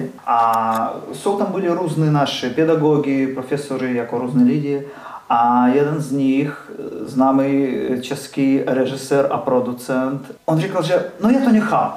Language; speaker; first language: Czech; non-native, learner; Russian